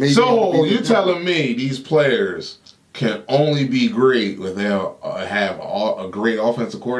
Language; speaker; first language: English; native; English